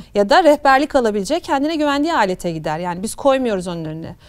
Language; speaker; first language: Turkish; native; Turkish